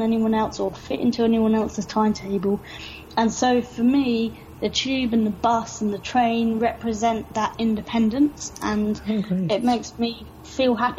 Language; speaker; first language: English; native; English